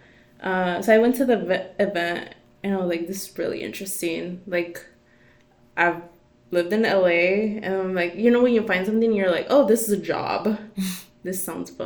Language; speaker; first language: English; early bilingual, other home language; Spanish